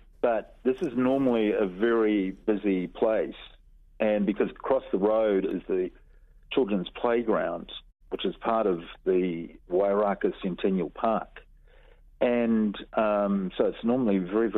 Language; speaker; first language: English; native; English